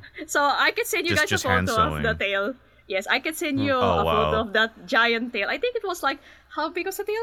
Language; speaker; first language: English; non-native, local second language; Filipino